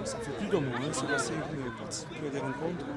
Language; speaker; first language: French; native; French